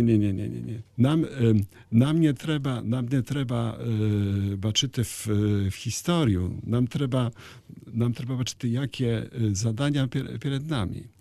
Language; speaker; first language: Ukrainian; non-native, learner; Polish